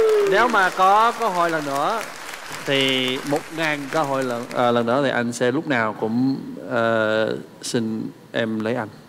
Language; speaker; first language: Vietnamese; non-native, fluent; English